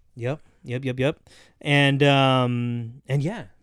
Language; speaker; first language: English; native; English